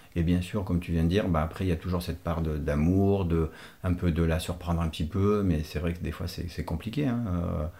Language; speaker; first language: French; non-native, fluent; Portuguese